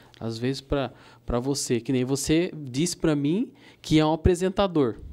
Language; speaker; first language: Portuguese; native; Portuguese